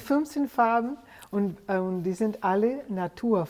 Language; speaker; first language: German; non-native, fluent; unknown